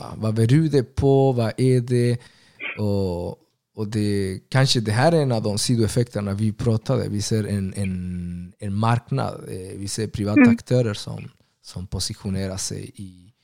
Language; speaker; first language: Swedish; early bilingual, other home language; Spanish